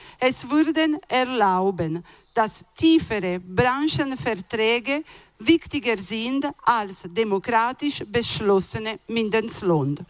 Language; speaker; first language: German; non-native, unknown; Italian